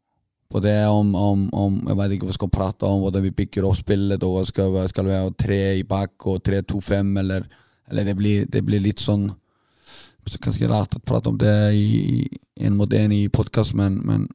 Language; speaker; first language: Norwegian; non-native, fluent; Icelandic